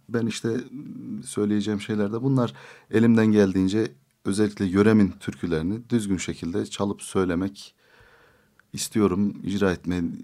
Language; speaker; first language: Turkish; native; Turkish